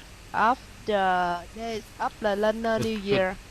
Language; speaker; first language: English; non-native, learner; Vietnamese